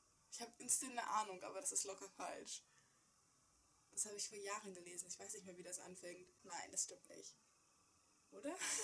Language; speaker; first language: German; native; German